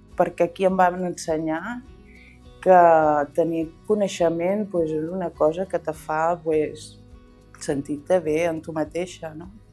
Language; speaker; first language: Catalan; non-native, local second language; Spanish